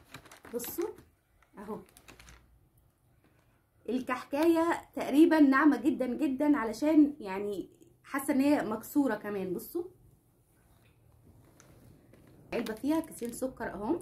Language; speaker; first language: Arabic; native; Arabic